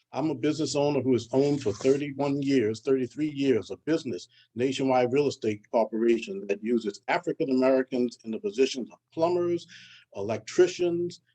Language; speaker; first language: English; native; English